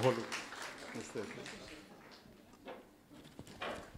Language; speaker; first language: Polish; early bilingual, heritage; Polish